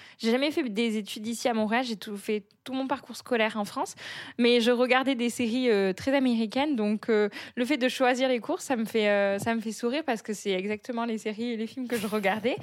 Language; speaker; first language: French; native; French